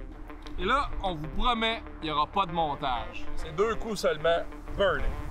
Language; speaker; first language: French; native; French